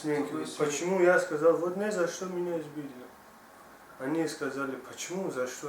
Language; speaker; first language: Russian; non-native, learner; Tajik